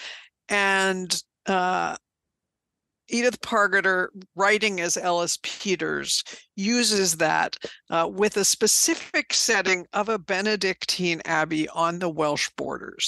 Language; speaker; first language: English; native; English